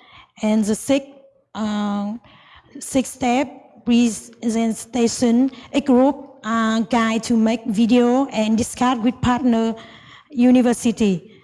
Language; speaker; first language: English; non-native, learner; Vietnamese